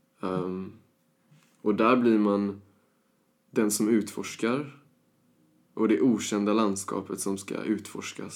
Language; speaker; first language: Swedish; early bilingual, other home language; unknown